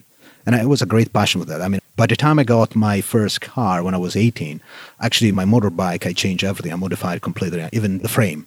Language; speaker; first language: English; non-native, fluent; Italian